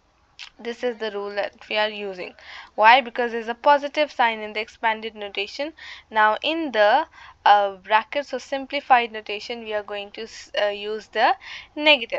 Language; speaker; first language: English; non-native, local second language; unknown